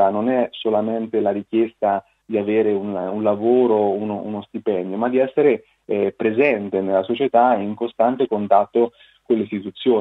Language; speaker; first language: Italian; native; Italian